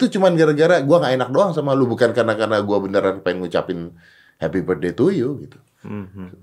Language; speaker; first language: Indonesian; native; Indonesian